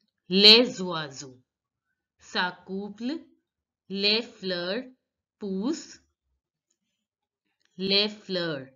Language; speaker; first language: French; non-native, fluent; Hindi